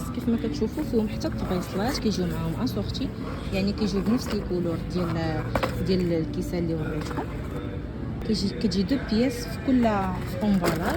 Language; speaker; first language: Arabic; native; Arabic